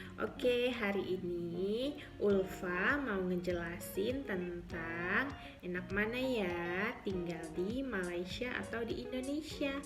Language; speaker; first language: Indonesian; native; Indonesian